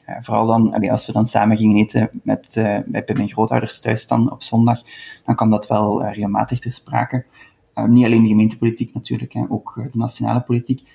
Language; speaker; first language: Dutch; native; Dutch